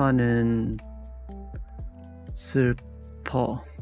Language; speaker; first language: Korean; non-native, learner; English